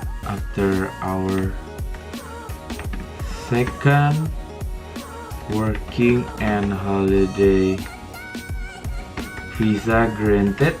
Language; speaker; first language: English; non-native, learner; Indonesian